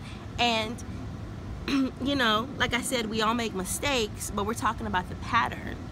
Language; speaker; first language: English; native; English